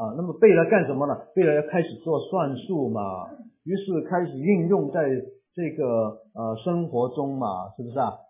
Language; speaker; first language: Chinese; non-native, local second language; Cantonese